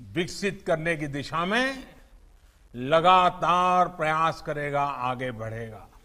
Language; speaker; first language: Hindi; non-native, local second language; Gujarati